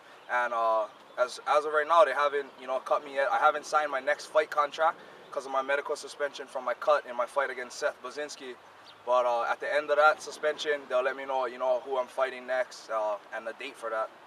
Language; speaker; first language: English; native; English